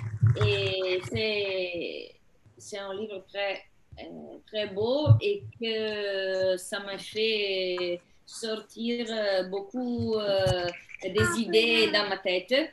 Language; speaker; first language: French; non-native, fluent; Italian